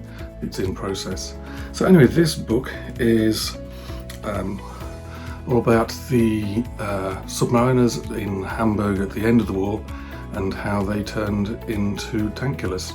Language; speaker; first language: English; native; English